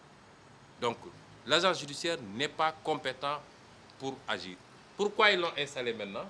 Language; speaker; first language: French; non-native, local second language; Wolof